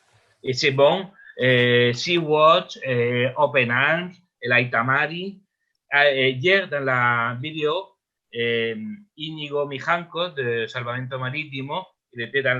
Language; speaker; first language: French; non-native, learner; Spanish